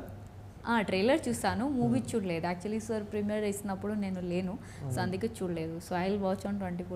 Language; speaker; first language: Telugu; non-native, learner; Odia